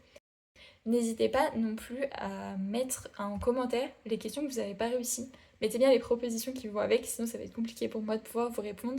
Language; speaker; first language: French; native; French